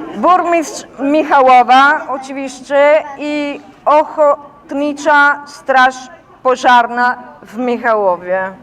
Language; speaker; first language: Polish; non-native, learner; Italian